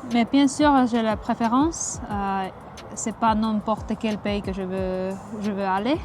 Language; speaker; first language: French; non-native, fluent; Finnish